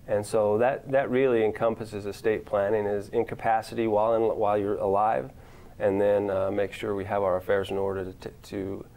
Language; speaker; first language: English; native; English